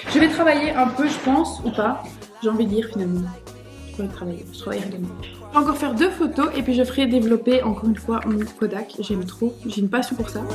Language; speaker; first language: French; native; French